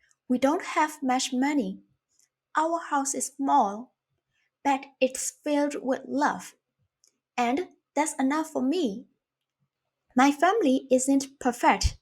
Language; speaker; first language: English; non-native, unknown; Burmese